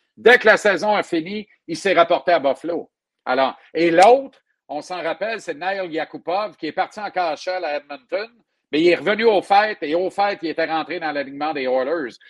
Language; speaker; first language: French; native; French